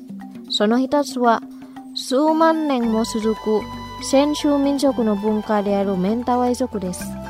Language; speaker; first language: Japanese; non-native, fluent; Indonesian